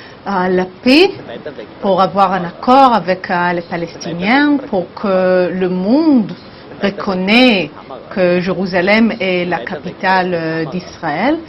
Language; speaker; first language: French; non-native, learner; Hebrew